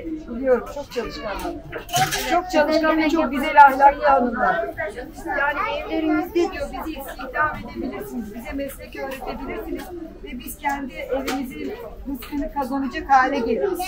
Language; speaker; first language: Turkish; native; Turkish